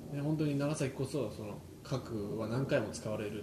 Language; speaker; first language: Japanese; native; Japanese